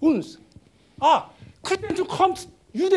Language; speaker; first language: German; non-native, learner; Korean